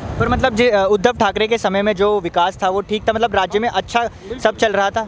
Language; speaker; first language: Hindi; native; Hindi